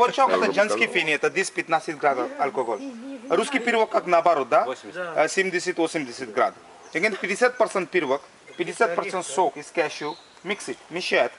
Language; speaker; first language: Russian; non-native, learner; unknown